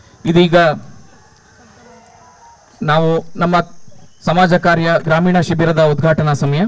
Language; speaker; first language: Kannada; native; Kannada